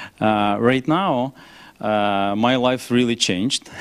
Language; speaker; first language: English; non-native, learner; Ukrainian